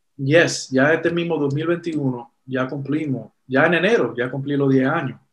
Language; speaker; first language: Spanish; early bilingual, heritage; Spanish